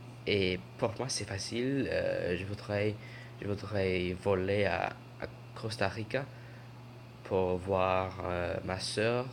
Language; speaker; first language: French; non-native, learner; English